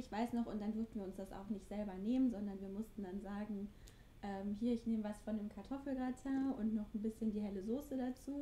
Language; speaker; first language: German; native; German